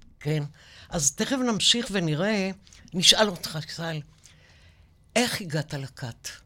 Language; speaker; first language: Hebrew; native; Hebrew